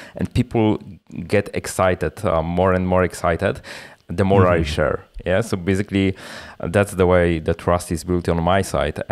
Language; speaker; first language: English; non-native, fluent; Polish